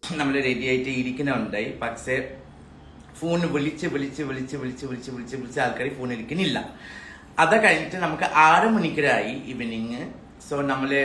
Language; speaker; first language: Malayalam; non-native, fluent; Assamese